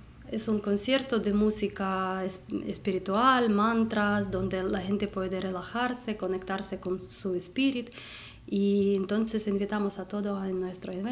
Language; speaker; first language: Spanish; non-native, learner; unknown